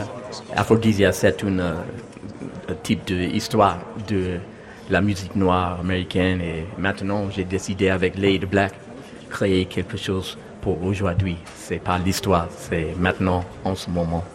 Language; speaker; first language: French; non-native, learner; English